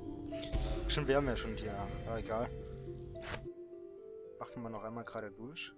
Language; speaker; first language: German; native; German